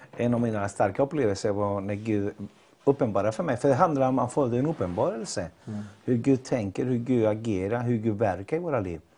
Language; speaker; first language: Swedish; non-native, fluent; Spanish